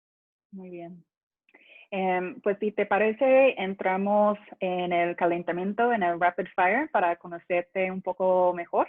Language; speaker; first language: Spanish; non-native, fluent; English